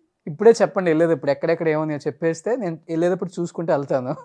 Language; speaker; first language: Telugu; native; Telugu